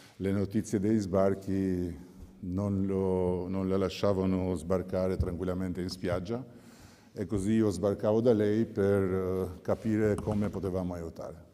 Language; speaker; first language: Italian; non-native, fluent; Albanian